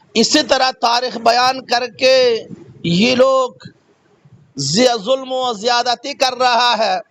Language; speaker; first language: Urdu; non-native, local second language; Pashto